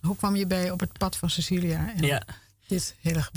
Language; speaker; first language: Dutch; native; Dutch